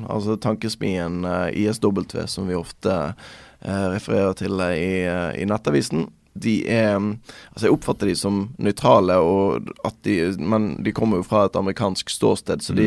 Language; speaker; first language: Norwegian; native; Norwegian